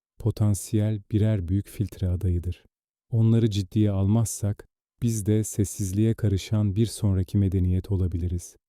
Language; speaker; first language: Turkish; native; Turkish